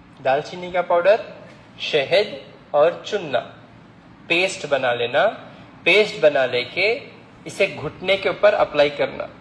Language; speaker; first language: Hindi; non-native, local second language; Urdu